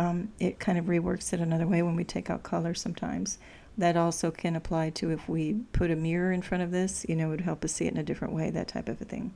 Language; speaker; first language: English; native; English